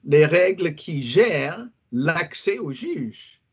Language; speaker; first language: French; non-native, fluent; English